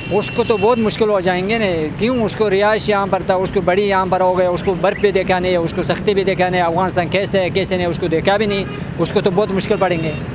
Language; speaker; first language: Urdu; early bilingual, other home language; Pashto